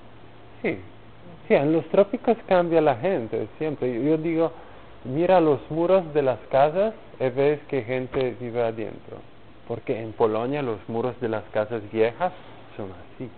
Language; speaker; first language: Spanish; non-native, learner; Polish